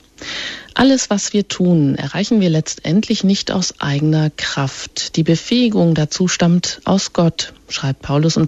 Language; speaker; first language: German; native; German